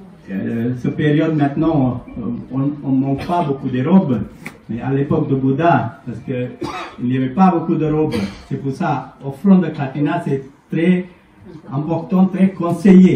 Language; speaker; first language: French; non-native, fluent; Sinhala